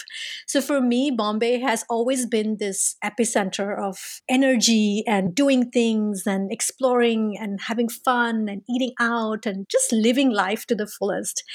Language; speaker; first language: English; non-native, local second language; Tamil